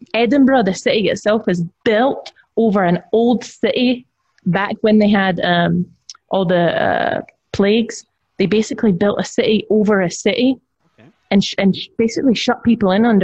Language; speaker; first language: English; native; English